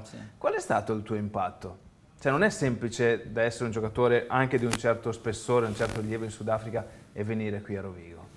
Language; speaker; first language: Italian; native; Italian